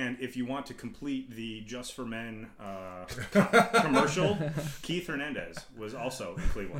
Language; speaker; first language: English; native; English